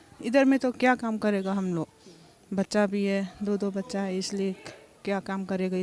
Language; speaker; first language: Hindi; non-native, local second language; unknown